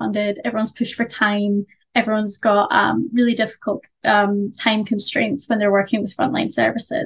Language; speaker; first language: English; native; English